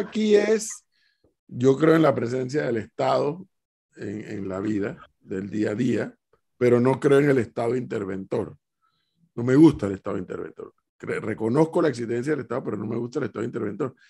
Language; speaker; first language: Spanish; native; Spanish